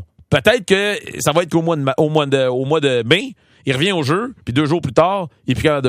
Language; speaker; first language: French; native; French